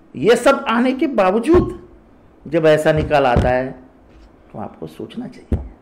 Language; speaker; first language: Hindi; non-native, local second language; Marathi